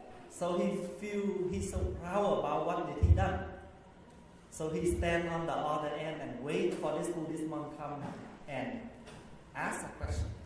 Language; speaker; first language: English; early bilingual, other home language; Vietnamese